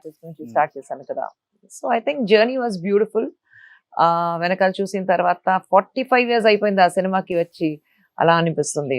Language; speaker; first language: Telugu; non-native, fluent; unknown